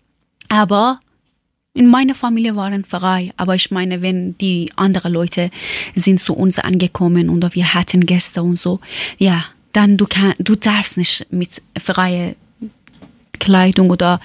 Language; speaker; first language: German; non-native, learner; Persian